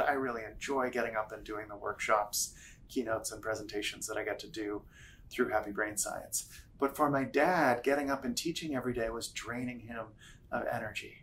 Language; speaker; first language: English; native; English